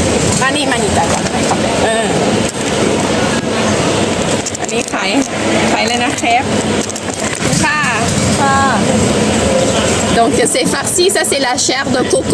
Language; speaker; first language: French; non-native, fluent; Thai